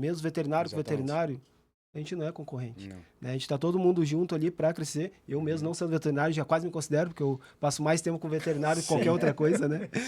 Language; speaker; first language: Portuguese; native; Portuguese